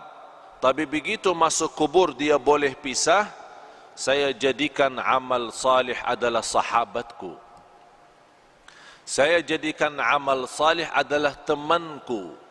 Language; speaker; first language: Indonesian; non-native, fluent; Arabic